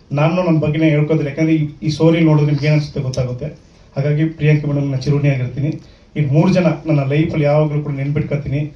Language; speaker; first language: Kannada; native; Kannada